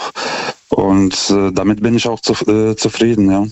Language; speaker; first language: German; non-native, fluent; Lithuanian